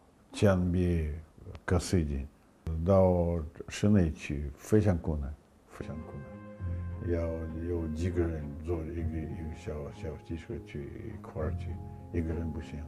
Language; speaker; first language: Chinese; non-native, fluent; Russian